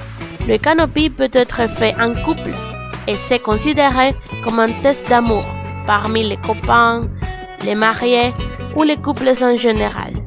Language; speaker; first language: French; non-native, learner; Spanish